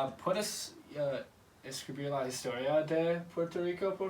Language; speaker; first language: Spanish; non-native, learner; English